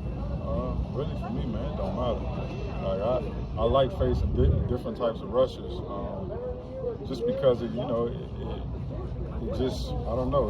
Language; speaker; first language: English; native; English